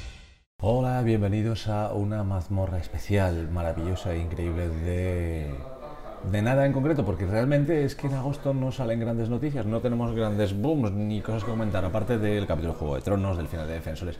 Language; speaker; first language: Spanish; native; Spanish